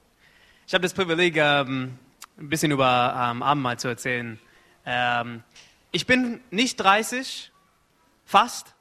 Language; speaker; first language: German; non-native, fluent; Arabic